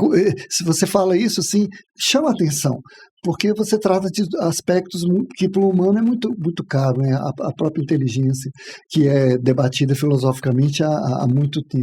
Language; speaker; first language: Portuguese; native; Portuguese